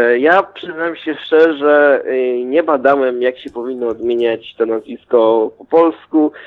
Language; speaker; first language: Polish; early bilingual, heritage; Polish